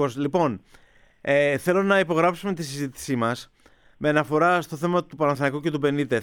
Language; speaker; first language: Greek; native; Greek